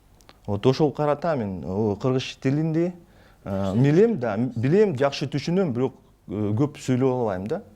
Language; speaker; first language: Kyrgyz; non-native, local second language; Russian